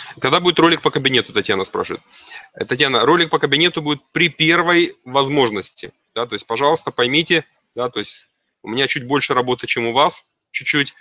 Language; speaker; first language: Russian; native; Russian